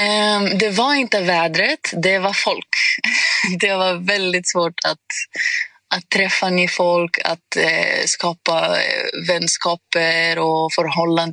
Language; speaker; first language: Swedish; non-native, fluent; Greek